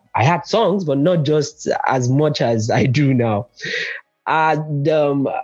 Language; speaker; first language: English; non-native, local second language; Yoruba